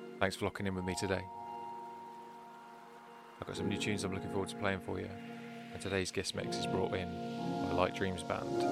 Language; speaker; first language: English; native; English